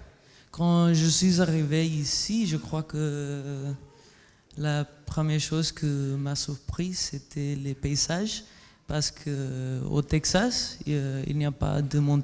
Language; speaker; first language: French; non-native, learner; Spanish